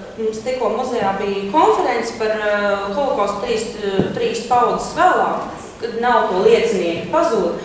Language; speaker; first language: Latvian; non-native, local second language; Russian